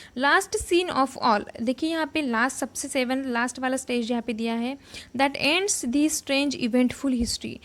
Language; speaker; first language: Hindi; non-native, local second language; Marathi